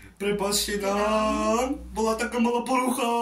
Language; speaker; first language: Slovak; non-native, local second language; Romany